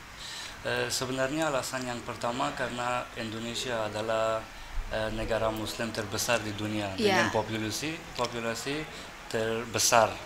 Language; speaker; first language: Indonesian; non-native, fluent; Persian